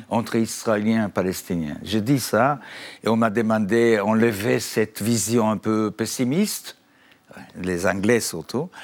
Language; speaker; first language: French; non-native, fluent; Hebrew